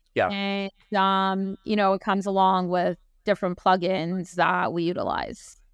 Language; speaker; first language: English; native; English